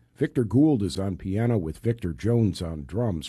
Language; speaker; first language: English; native; English